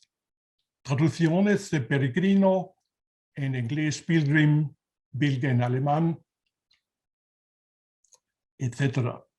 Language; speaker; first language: Spanish; non-native, learner; German